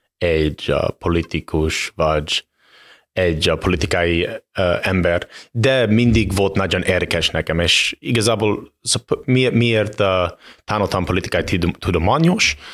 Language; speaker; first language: Hungarian; non-native, learner; English